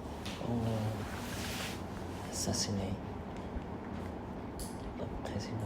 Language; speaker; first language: French; non-native, learner; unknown